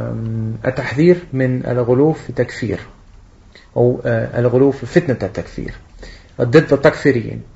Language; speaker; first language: Arabic; non-native, fluent; Dutch